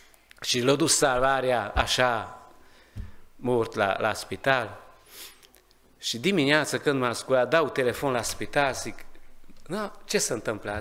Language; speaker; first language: Romanian; non-native, learner; Hungarian